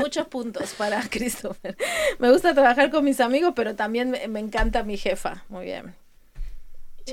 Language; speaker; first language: Spanish; native; Spanish